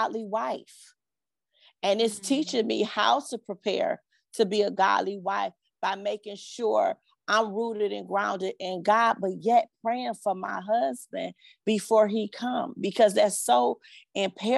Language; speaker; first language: English; native; English